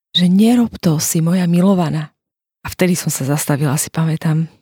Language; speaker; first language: Slovak; native; Slovak